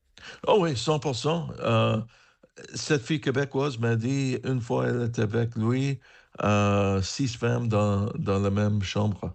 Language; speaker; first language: French; non-native, learner; English